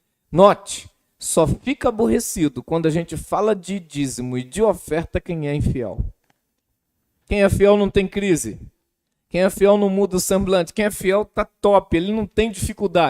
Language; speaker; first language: Portuguese; native; Portuguese